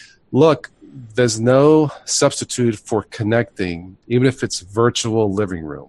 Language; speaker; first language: English; native; English